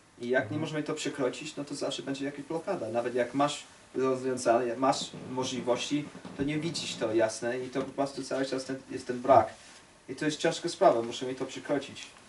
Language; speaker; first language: Polish; non-native, fluent; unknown